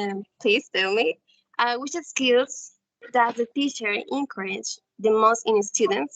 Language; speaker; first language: English; non-native, learner; Spanish